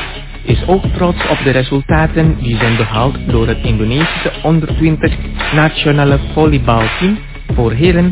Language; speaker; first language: Dutch; non-native, fluent; Indonesian